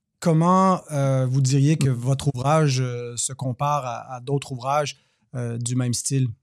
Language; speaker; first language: French; native; French